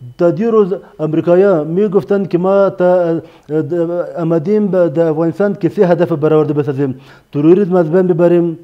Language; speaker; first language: Persian; non-native, local second language; Pashto